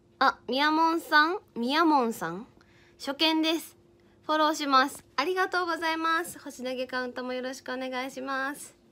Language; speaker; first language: Japanese; native; Japanese